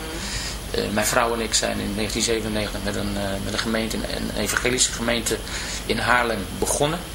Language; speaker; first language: Dutch; native; Dutch